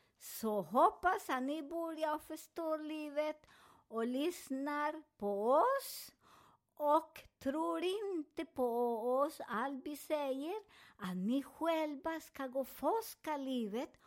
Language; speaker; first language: Swedish; non-native, learner; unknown